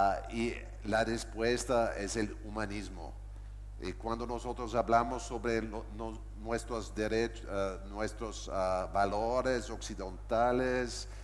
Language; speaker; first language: Spanish; non-native, fluent; German